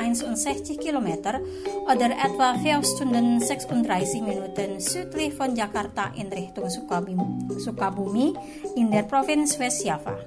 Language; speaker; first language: German; non-native, fluent; Indonesian